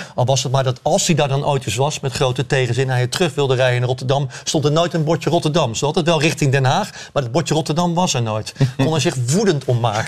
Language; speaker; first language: Dutch; native; Dutch